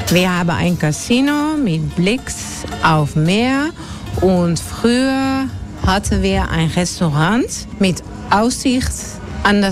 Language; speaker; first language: German; non-native, learner; Dutch